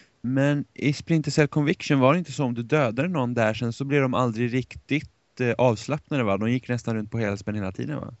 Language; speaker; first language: Swedish; native; Swedish